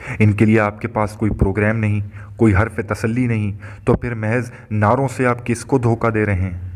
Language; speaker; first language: Urdu; non-native, local second language; Baluchi